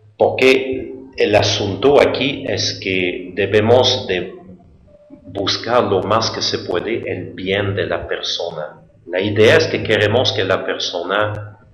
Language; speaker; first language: Spanish; non-native, fluent; French